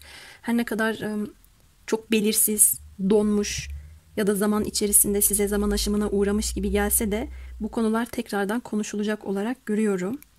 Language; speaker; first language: Turkish; native; Turkish